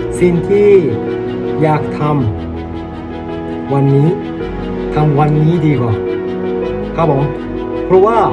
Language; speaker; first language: Thai; non-native, learner; Japanese